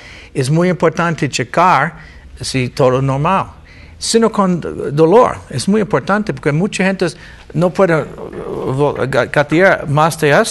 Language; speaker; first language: Spanish; non-native, learner; English